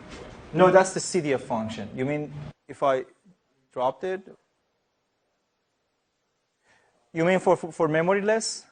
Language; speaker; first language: English; non-native, fluent; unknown